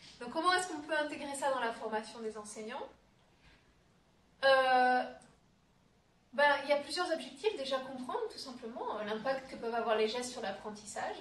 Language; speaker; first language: French; native; French